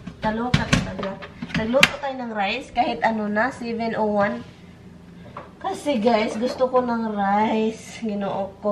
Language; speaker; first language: Filipino; non-native, local second language; Cebuano